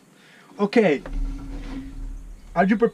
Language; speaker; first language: English; non-native, learner; Spanish